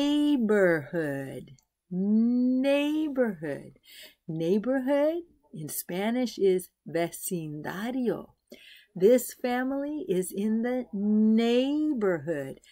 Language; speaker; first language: English; native; English